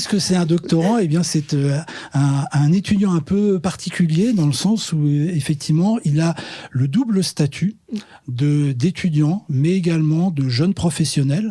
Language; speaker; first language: French; native; French